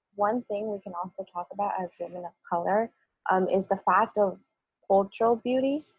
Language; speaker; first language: English; early bilingual, other home language; Spanish